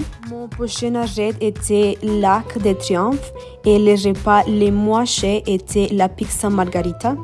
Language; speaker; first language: French; non-native, learner; Spanish